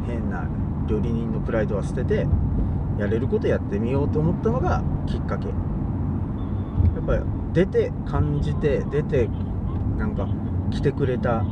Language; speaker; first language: Japanese; native; Japanese